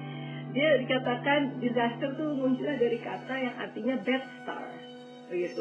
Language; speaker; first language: Indonesian; native; Indonesian